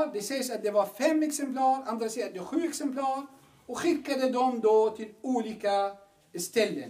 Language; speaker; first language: Swedish; non-native, fluent; Arabic